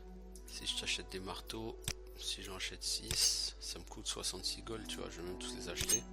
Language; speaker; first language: French; native; French